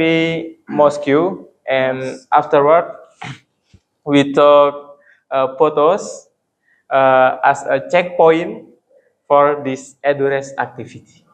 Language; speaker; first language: English; non-native, learner; Indonesian